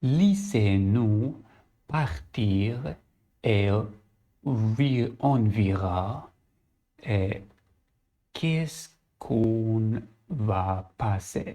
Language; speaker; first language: French; non-native, learner; Arabic